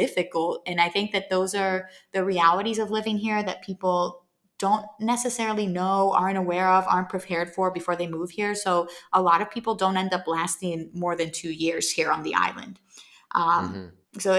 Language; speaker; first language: English; native; English